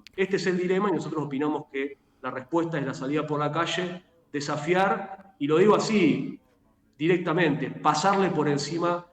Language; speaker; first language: Spanish; native; Spanish